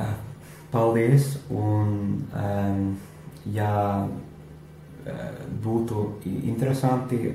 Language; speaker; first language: Latvian; non-native, learner; English